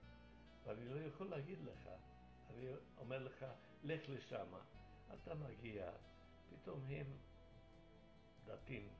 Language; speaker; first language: Hebrew; non-native, fluent; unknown